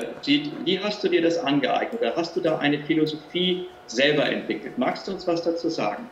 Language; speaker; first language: German; native; German